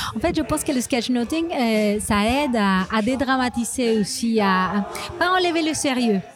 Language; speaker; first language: French; non-native, fluent; Spanish